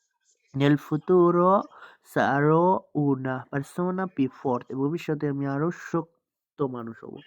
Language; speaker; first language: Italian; non-native, learner; Bangla